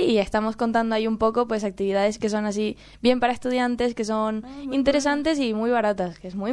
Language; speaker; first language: Spanish; native; Spanish